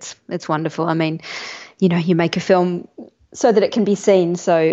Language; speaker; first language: English; native; English